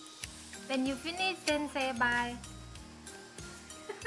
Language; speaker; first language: English; non-native, learner; Thai